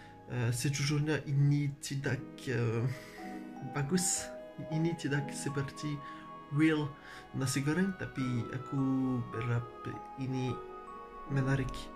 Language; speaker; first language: Indonesian; non-native, learner; French